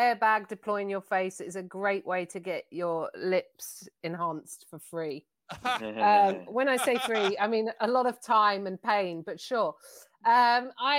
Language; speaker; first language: English; native; English